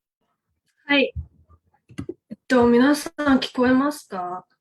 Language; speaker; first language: Japanese; non-native, learner; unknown